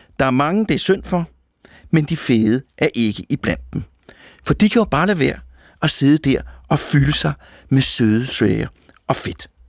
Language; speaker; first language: Danish; native; Danish